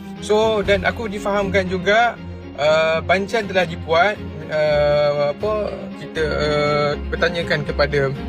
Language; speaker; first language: Malay; native; Malay